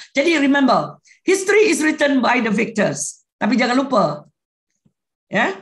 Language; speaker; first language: Malay; non-native, local second language; Iban